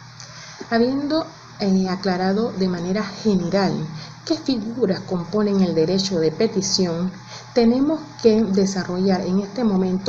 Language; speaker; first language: Spanish; native; Spanish